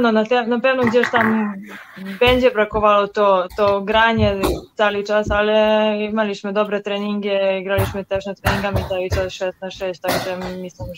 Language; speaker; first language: Polish; non-native, learner; Serbian